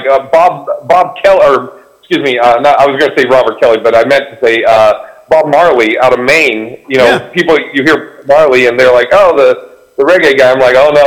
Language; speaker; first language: English; native; English